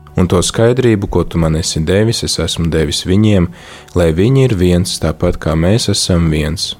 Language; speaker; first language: Latvian; native; Latvian